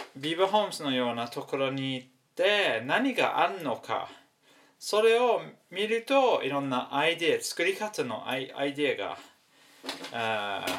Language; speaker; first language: Japanese; non-native, learner; English